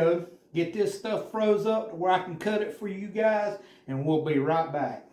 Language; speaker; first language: English; native; English